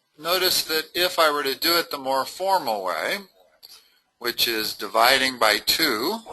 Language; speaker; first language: English; native; English